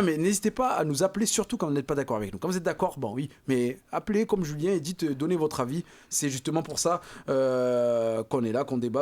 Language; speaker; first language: French; native; French